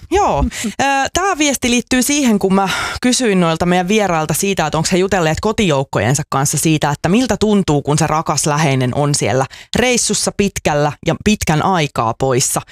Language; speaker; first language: Finnish; native; Finnish